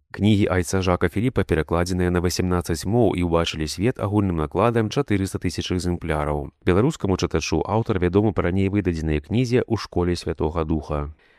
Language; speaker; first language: Belarusian; native; Belarusian